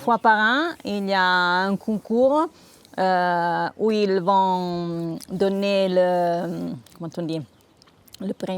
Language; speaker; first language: French; non-native, local second language; Italian